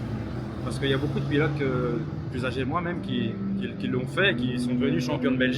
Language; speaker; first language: French; native; French